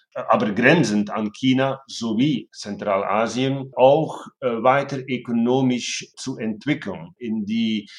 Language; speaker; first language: German; non-native, fluent; Dutch